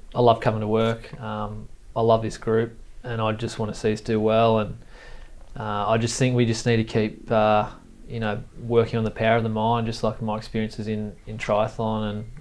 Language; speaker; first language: English; native; English